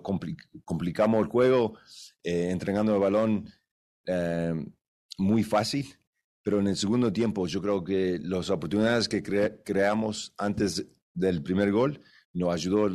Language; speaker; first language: Spanish; early bilingual, heritage; Spanish